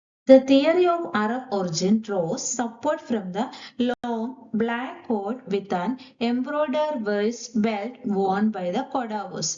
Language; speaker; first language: English; non-native, local second language; Malayalam